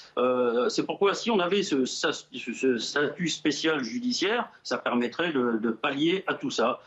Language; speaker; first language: French; native; French